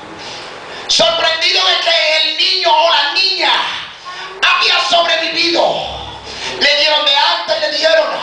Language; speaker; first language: Spanish; native; Spanish